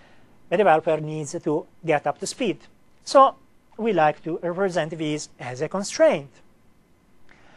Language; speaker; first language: English; non-native, fluent; Italian